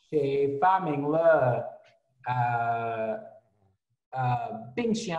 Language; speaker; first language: Chinese; non-native, learner; English